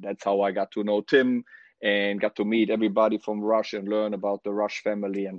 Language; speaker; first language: English; non-native, fluent; German